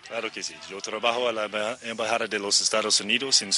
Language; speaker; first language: Spanish; non-native, fluent; English